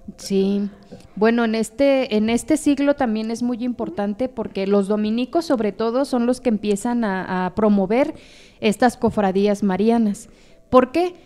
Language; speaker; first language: Spanish; native; Spanish